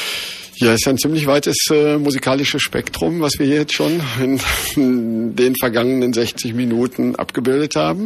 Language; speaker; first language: German; native; German